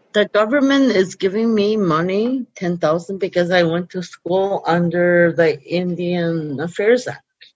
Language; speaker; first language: English; non-native, fluent; Cree